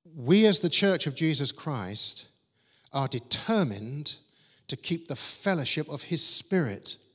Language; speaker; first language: English; native; English